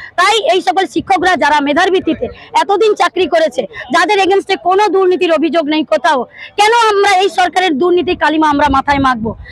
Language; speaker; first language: Bangla; native; Bangla